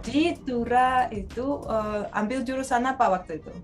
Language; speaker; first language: Indonesian; non-native, fluent; Russian